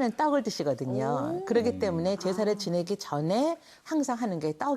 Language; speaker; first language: Korean; native; Korean